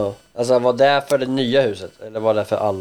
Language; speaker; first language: Swedish; native; Swedish